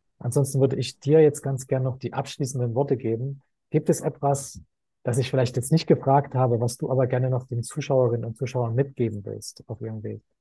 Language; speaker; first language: German; native; German